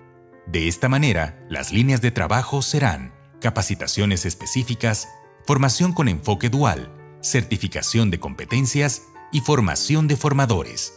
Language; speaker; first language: Spanish; native; Spanish